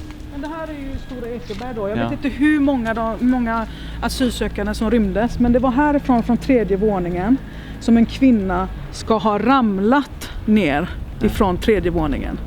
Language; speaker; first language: Swedish; native; Swedish